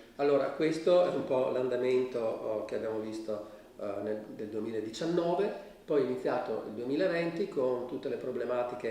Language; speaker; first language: Italian; native; Italian